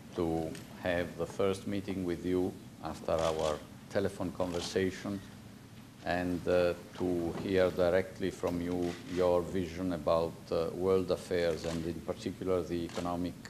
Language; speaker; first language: English; non-native, fluent; Italian